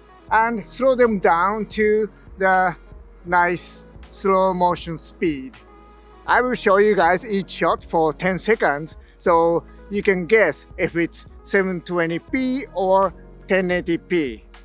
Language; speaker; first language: English; non-native, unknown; Japanese